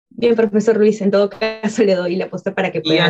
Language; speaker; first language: Spanish; native; Spanish